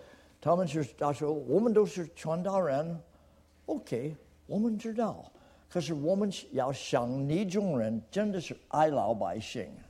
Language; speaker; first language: Chinese; non-native, fluent; English